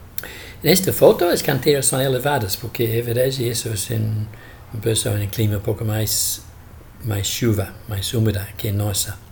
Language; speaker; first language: Portuguese; non-native, fluent; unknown